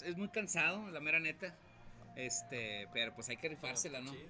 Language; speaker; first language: Spanish; native; Spanish